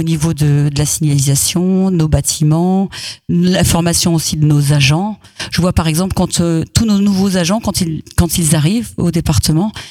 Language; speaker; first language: French; native; French